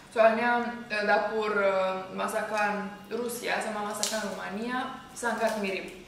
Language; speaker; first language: Indonesian; non-native, fluent; Romanian